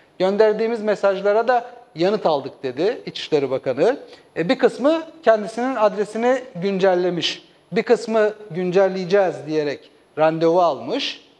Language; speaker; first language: Turkish; native; Turkish